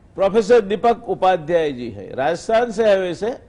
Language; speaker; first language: Hindi; non-native, local second language; Gujarati